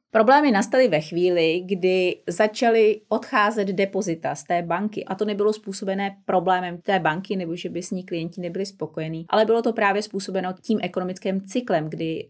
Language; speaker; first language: Czech; native; Czech